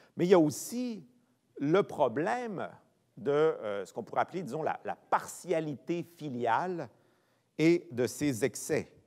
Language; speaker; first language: French; native; French